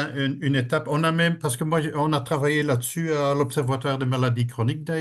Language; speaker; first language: French; native; French